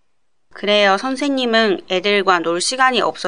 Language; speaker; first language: Korean; non-native, learner; Japanese